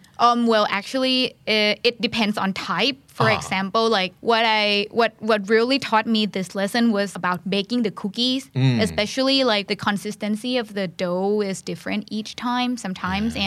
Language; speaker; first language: English; non-native, fluent; Thai